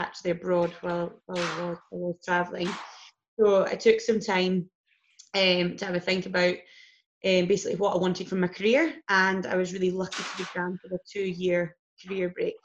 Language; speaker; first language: English; native; English